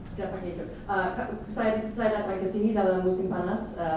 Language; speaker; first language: Indonesian; non-native, fluent; English